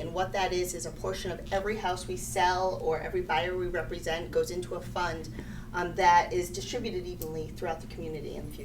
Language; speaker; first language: English; native; English